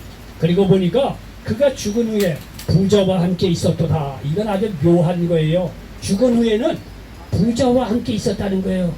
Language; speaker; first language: Korean; native; Korean